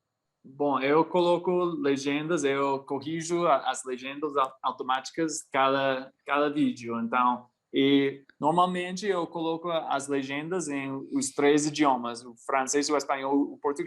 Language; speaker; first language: Portuguese; non-native, fluent; English